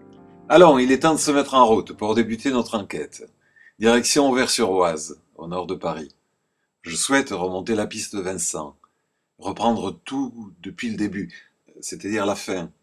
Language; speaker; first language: French; native; French